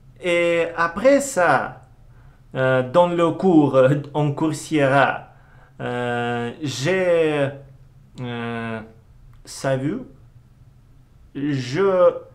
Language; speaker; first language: French; non-native, learner; Russian